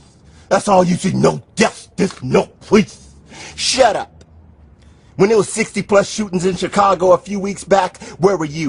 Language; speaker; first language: English; native; English